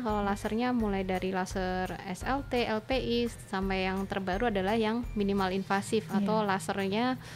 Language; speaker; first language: Indonesian; native; Indonesian